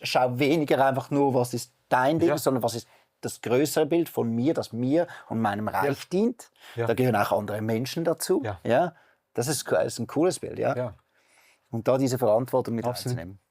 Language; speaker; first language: German; native; German